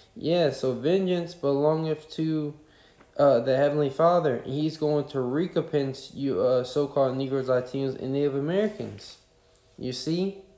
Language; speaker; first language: English; native; English